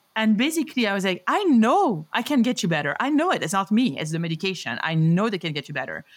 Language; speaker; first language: English; non-native, fluent; French